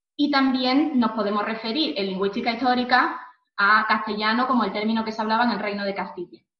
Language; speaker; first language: Spanish; native; Spanish